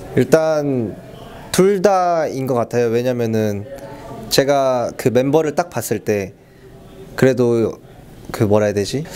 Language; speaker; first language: Korean; native; Korean